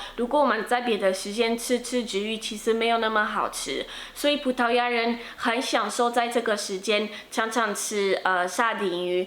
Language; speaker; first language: Chinese; non-native, fluent; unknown